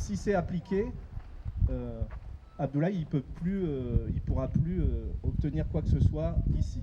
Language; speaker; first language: French; native; French